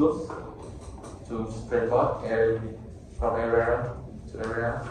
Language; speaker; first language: English; non-native, learner; Vietnamese